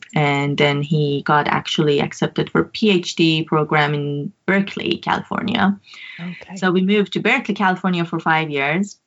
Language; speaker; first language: English; non-native, fluent; Persian